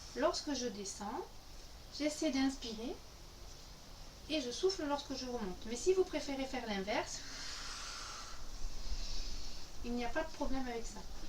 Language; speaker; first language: French; native; French